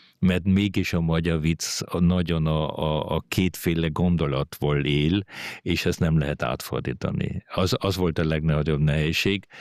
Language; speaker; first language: Hungarian; early bilingual, heritage; Hungarian